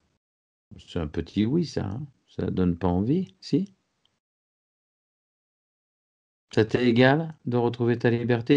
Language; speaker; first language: French; native; French